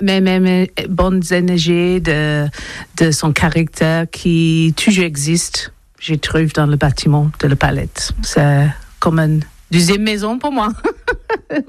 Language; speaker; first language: French; non-native, learner; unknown